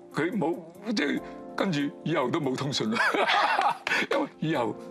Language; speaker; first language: Cantonese; early bilingual, other home language; Wu Chinese